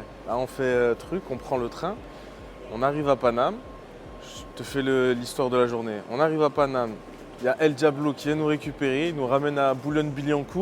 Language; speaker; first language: French; native; French